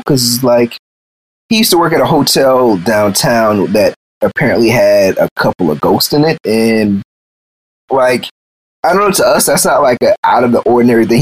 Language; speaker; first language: English; native; English